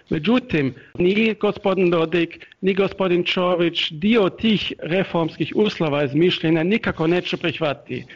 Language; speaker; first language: Croatian; non-native, fluent; German